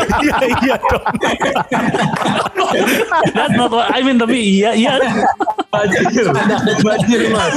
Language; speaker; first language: Indonesian; early bilingual, heritage; Indonesian